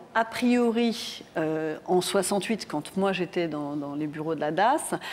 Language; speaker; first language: French; native; French